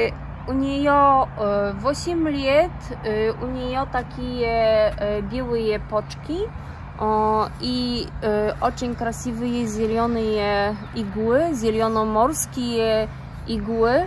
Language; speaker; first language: Russian; non-native, learner; Polish